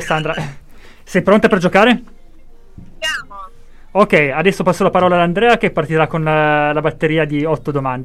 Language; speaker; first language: Italian; native; Italian